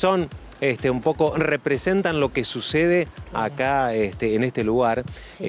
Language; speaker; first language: Spanish; native; Spanish